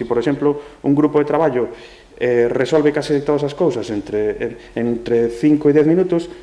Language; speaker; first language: Galician; non-native, local second language; Spanish